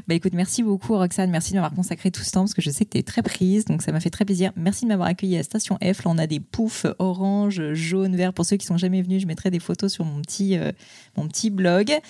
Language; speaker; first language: French; native; French